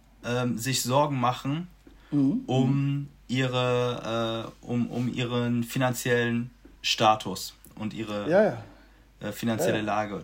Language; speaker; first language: German; native; German